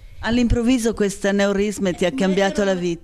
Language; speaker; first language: Italian; native; Italian